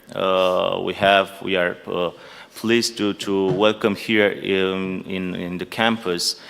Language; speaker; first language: English; non-native, fluent; Romanian